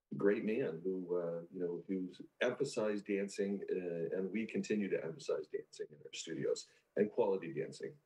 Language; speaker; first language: English; native; English